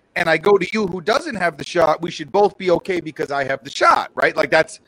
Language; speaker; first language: English; native; English